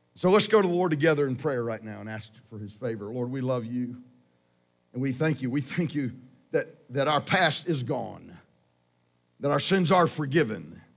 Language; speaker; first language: English; native; English